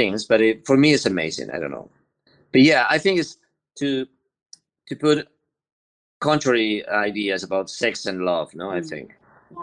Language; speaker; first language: English; non-native, learner; Spanish